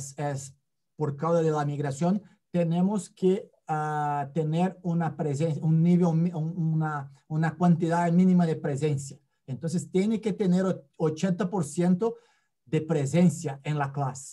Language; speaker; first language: Spanish; non-native, fluent; Portuguese